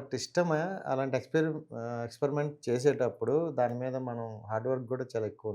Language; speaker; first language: Telugu; native; Telugu